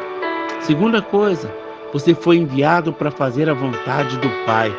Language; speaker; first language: Portuguese; native; Portuguese